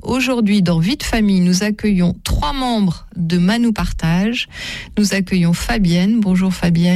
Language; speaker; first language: French; native; French